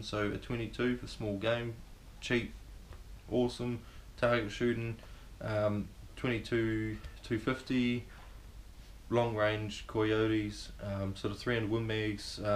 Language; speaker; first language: English; native; English